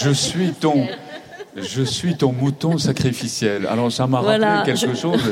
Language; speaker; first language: French; non-native, fluent; Japanese